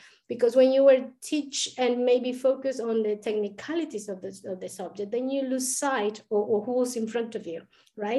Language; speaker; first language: English; non-native, fluent; Spanish